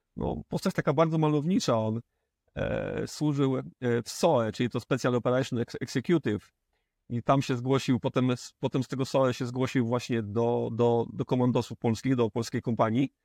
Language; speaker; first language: Polish; native; Polish